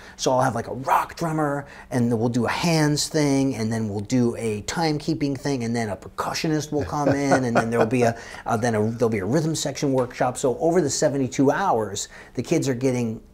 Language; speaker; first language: English; native; English